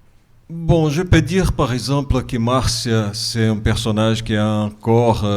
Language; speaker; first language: French; non-native, fluent; Portuguese